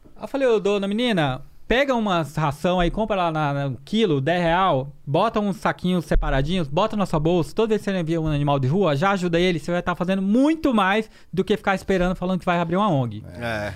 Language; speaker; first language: Portuguese; native; Portuguese